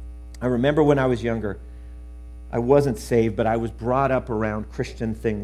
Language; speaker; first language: English; native; English